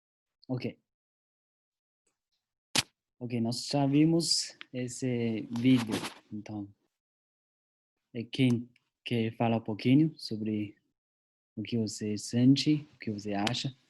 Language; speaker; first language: Portuguese; non-native, learner; Chinese